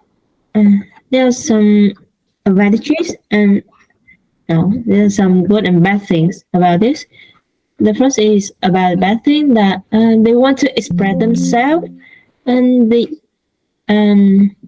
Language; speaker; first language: English; non-native, learner; Vietnamese